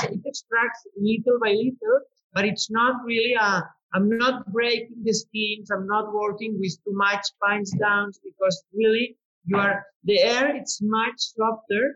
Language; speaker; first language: English; non-native, fluent; Spanish